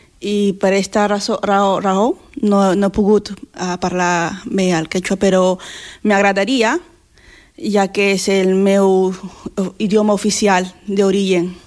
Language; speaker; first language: Catalan; non-native, learner; Spanish